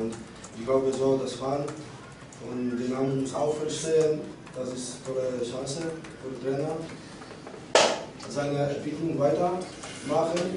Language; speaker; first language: German; non-native, learner; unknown